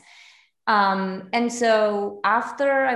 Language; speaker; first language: English; non-native, fluent; Romanian